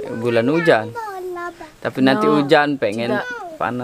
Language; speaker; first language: Indonesian; native; Indonesian